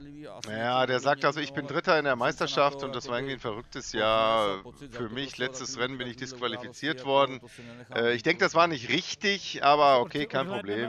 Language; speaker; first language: German; native; German